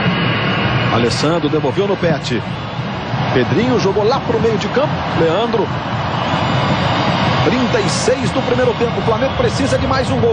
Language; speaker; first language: Portuguese; native; Portuguese